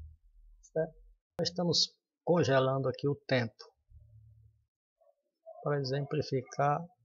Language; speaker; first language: Portuguese; native; Portuguese